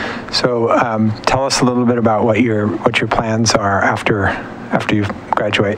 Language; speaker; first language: English; native; English